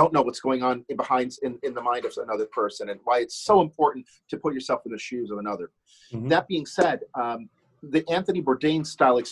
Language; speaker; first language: English; non-native, fluent; German